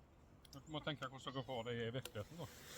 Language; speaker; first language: Norwegian; native; Norwegian